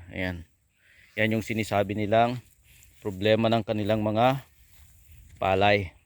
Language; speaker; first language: Filipino; non-native, local second language; Iloko